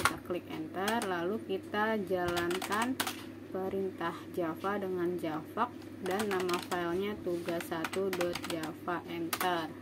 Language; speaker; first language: Indonesian; native; Indonesian